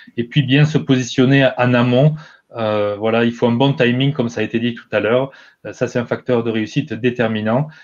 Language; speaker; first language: French; native; French